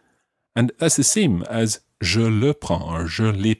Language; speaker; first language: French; non-native, fluent; English